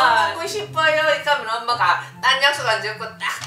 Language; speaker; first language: Korean; native; Korean